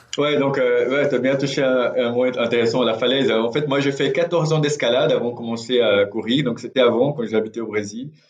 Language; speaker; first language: French; non-native, fluent; Portuguese